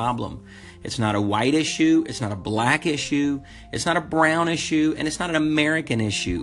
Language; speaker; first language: English; native; English